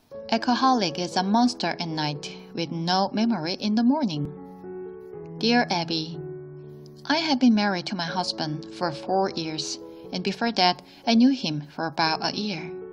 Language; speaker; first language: English; non-native, fluent; Korean